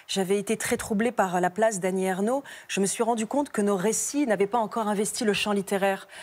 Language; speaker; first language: French; native; French